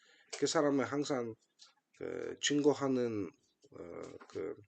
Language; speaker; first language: Korean; non-native, fluent; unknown